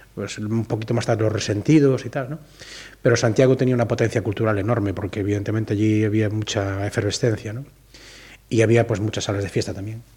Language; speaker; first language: Spanish; native; Spanish